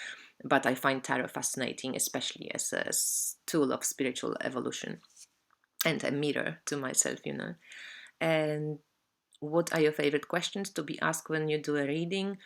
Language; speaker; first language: English; non-native, fluent; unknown